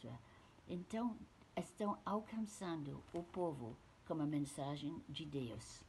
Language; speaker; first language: Portuguese; non-native, fluent; English